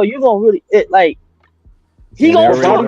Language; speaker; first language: English; native; English